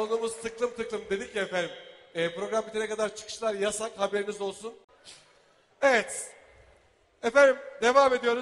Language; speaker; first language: Turkish; native; Turkish